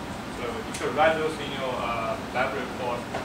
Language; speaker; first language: English; non-native, fluent; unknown